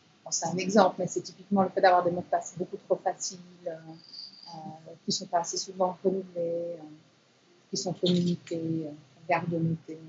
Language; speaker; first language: French; native; French